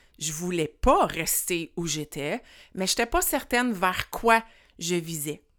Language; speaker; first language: French; native; French